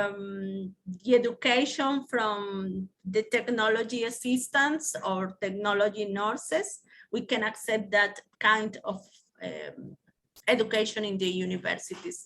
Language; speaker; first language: English; non-native, learner; Spanish